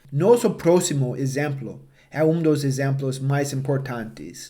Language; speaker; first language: Portuguese; non-native, fluent; English